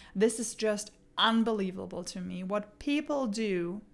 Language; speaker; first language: English; non-native, fluent; German